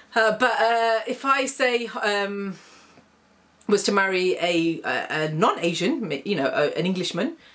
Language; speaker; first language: English; native; English